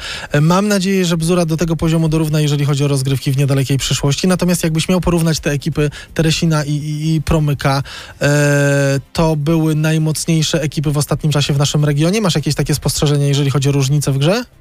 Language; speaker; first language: Polish; native; Polish